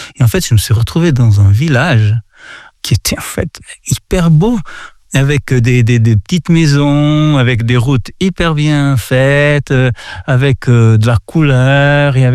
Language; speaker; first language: French; non-native, fluent; Portuguese